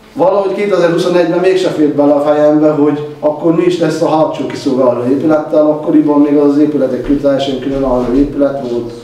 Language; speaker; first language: Hungarian; native; Hungarian